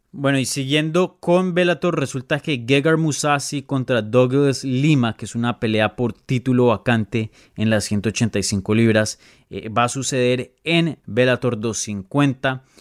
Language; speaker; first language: Spanish; native; Spanish